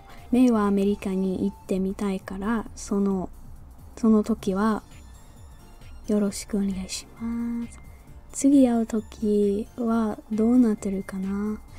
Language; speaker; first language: Japanese; non-native, fluent; English